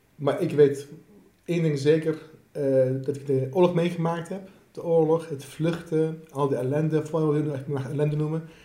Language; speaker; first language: Dutch; non-native, fluent; Assyrian Neo-Aramaic